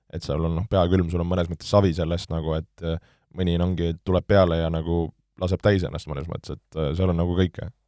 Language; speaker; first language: Estonian; native; Estonian